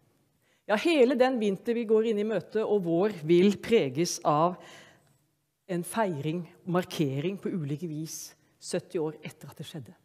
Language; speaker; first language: Norwegian; native; Norwegian